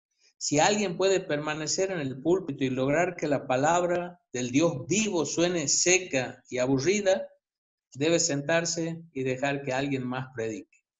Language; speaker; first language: Spanish; native; Spanish